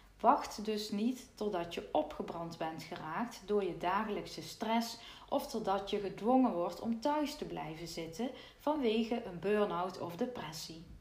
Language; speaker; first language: Dutch; native; Dutch